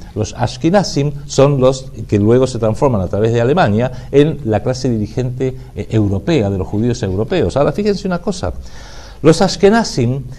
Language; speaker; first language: Spanish; native; Spanish